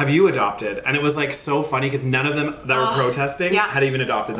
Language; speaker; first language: English; native; English